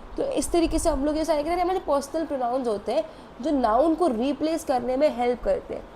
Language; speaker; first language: Hindi; native; Hindi